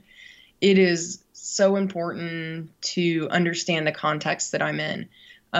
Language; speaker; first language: English; native; English